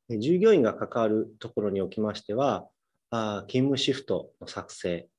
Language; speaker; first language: Japanese; native; Japanese